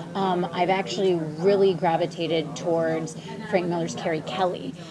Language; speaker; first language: English; early bilingual, other home language; Ukrainian